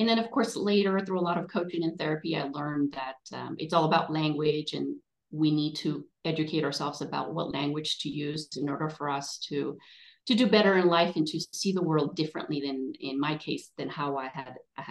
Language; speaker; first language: English; native; English